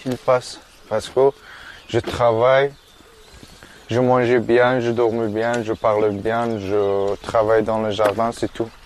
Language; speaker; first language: French; non-native, learner; Persian